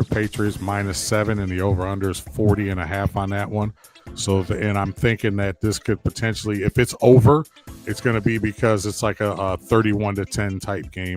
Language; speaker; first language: English; native; English